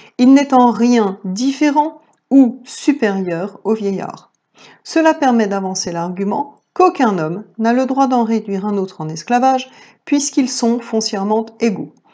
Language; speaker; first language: French; native; French